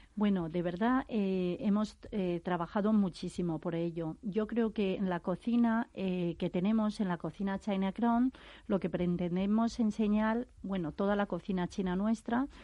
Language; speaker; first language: Spanish; non-native, fluent; Chinese